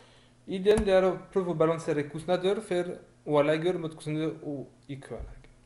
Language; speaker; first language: Norwegian; non-native, fluent; French